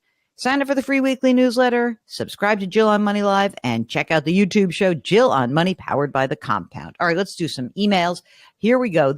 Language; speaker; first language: English; native; English